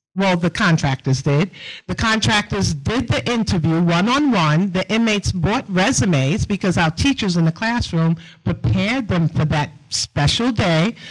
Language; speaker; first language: English; native; English